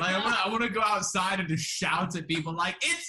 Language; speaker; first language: English; native; English